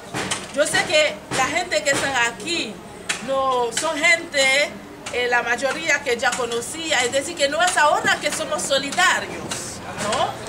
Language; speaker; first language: Spanish; non-native, fluent; Haitian Creole